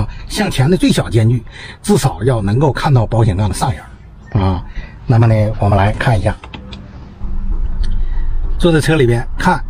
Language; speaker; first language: Chinese; native; Chinese